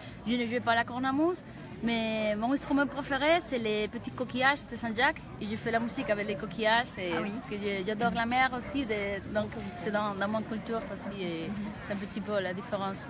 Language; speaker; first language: French; non-native, learner; Galician